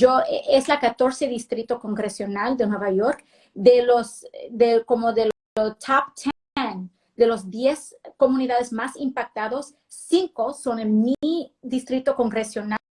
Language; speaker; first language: Spanish; early bilingual, heritage; Spanish